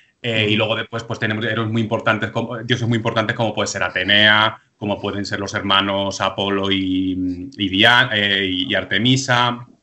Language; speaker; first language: Spanish; native; Spanish